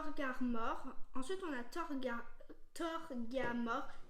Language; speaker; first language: French; native; French